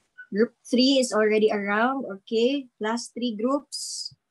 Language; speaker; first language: English; non-native, local second language; Cebuano